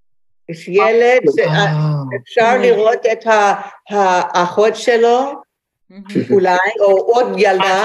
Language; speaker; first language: Hebrew; non-native, learner; English